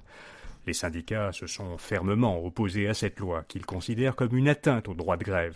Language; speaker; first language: French; native; French